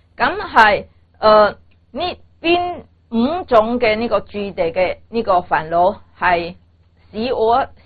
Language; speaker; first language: Cantonese; non-native, fluent; Chinese